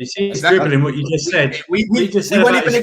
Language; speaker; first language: English; native; English